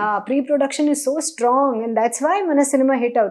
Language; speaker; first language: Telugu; non-native, local second language; Hindi